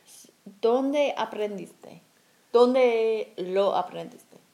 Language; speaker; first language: Spanish; non-native, learner; English